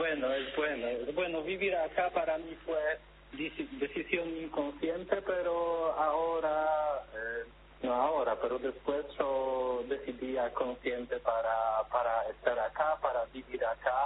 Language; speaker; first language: Spanish; non-native, learner; Polish